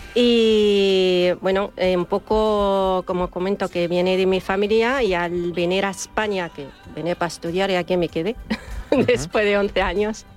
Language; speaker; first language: Spanish; non-native, fluent; German